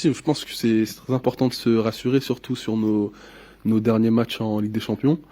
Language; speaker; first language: French; native; French